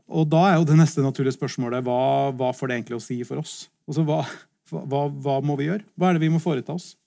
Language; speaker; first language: Norwegian; native; Norwegian